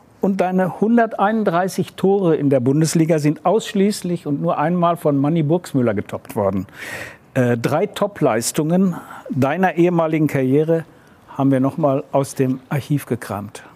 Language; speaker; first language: German; native; German